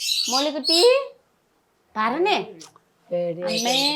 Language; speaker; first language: Malayalam; non-native, learner; Nepali